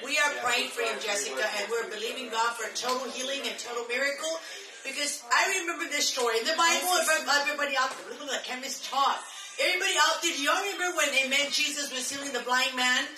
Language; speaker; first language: English; native; English